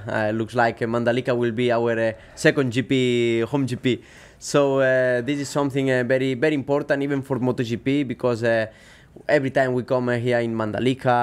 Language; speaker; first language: English; non-native, fluent; Spanish